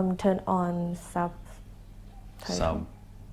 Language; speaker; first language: English; non-native, learner; Thai